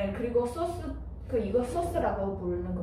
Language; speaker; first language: Korean; non-native, fluent; Chinese